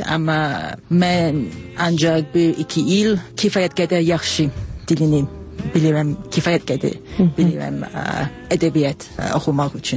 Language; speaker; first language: Azerbaijani; non-native, learner; English